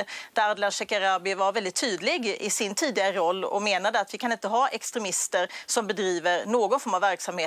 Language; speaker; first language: Swedish; native; Swedish